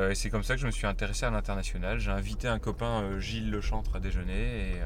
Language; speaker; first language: French; native; French